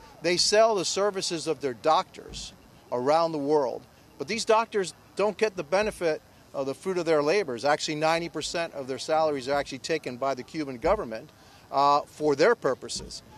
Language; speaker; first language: English; early bilingual, other home language; Spanish